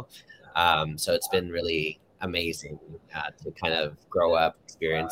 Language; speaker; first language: English; native; English